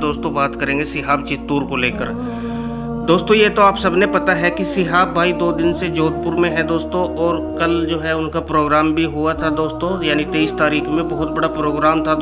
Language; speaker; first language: Hindi; native; Hindi